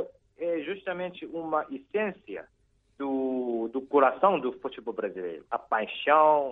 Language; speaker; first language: Portuguese; non-native, fluent; Chinese